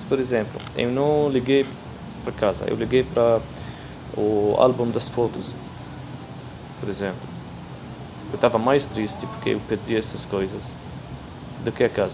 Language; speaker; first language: Portuguese; non-native, learner; Arabic